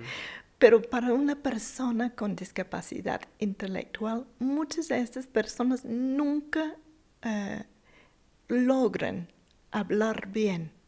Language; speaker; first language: Spanish; non-native, fluent; English